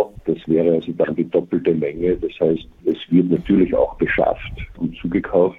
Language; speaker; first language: German; native; German